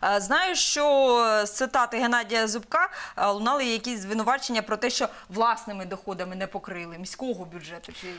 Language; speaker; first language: Ukrainian; native; Ukrainian